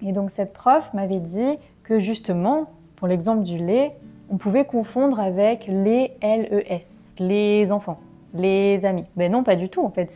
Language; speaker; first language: French; native; French